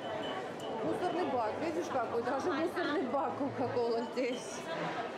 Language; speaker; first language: Russian; native; Russian